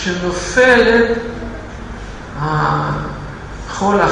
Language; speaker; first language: Hebrew; non-native, fluent; Russian